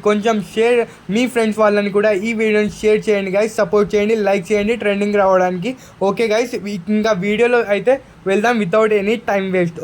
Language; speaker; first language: Telugu; non-native, local second language; Urdu